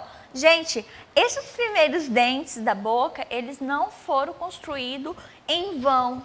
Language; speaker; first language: Portuguese; native; Portuguese